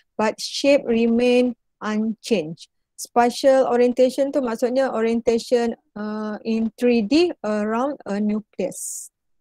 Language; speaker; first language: English; non-native, local second language; Malay